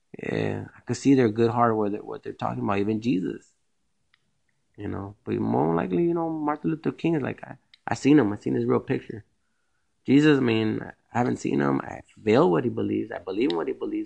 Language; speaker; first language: English; early bilingual, other home language; Spanish